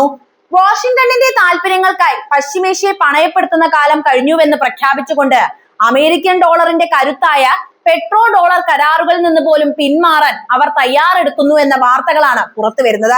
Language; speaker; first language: Malayalam; native; Malayalam